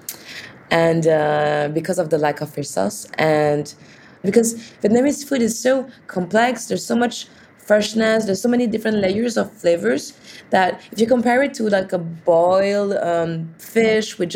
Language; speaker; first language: English; non-native, fluent; French